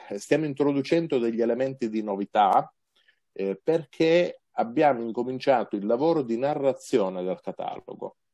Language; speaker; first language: Italian; native; Italian